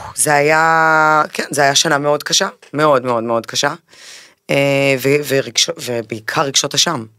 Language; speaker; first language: Hebrew; early bilingual, other home language; Spanish